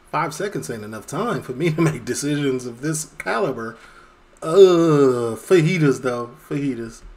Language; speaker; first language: English; native; English